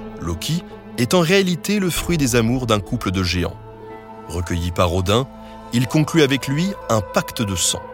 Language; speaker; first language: French; native; French